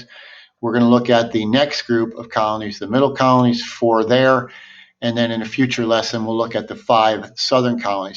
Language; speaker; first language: English; native; English